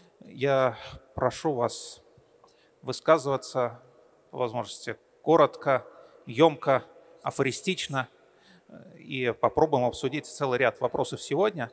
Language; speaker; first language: Russian; native; Russian